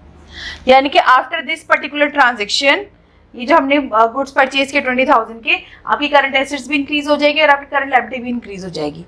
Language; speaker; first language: Hindi; native; Hindi